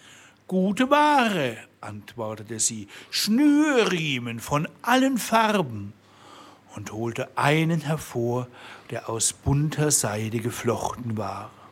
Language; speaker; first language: German; native; German